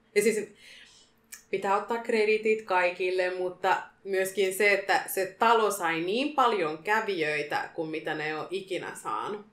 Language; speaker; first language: Finnish; early bilingual, other home language; Arabic